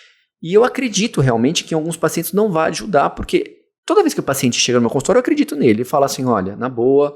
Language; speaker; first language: Portuguese; native; Portuguese